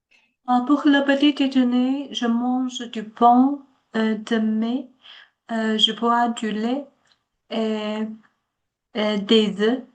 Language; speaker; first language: French; non-native, learner; Chinese